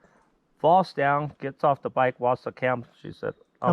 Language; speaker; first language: English; native; English